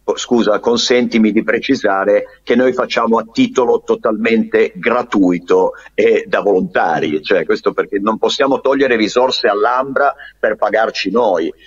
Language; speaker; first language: Italian; native; Italian